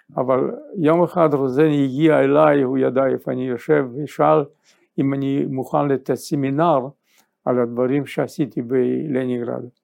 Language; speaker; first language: Hebrew; non-native, fluent; Yiddish